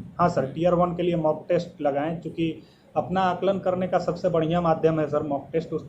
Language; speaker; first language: Hindi; native; Hindi